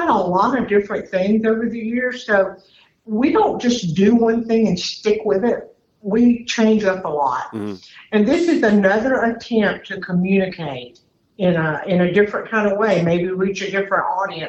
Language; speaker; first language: English; native; English